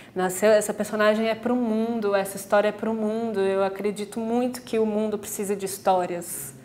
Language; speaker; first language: Portuguese; native; Portuguese